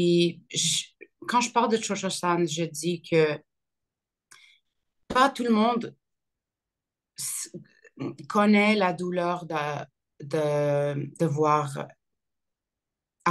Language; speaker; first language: French; early bilingual, other home language; Arabic